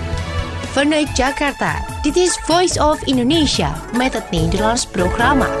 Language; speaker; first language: Dutch; non-native, fluent; Indonesian